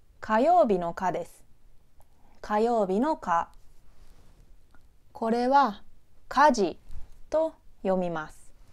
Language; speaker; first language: Japanese; native; Japanese